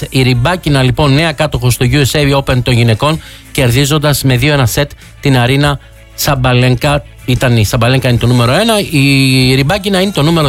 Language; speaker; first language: Greek; native; Greek